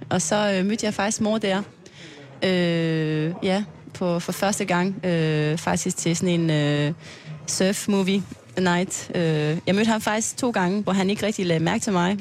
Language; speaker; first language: Danish; non-native, fluent; French